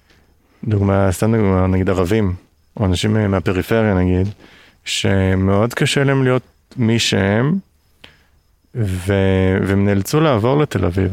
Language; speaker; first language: Hebrew; native; Hebrew